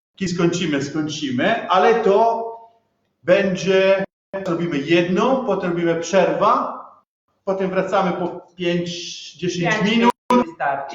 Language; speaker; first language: Polish; non-native, learner; Italian